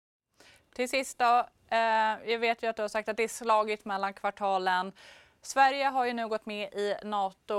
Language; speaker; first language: Swedish; native; Swedish